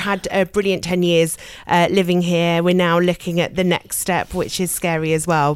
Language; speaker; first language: English; native; English